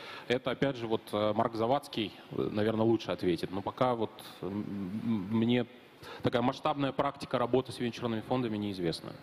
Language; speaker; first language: Russian; native; Russian